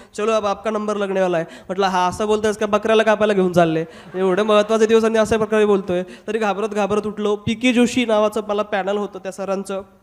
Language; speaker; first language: Marathi; non-native, local second language; Hindi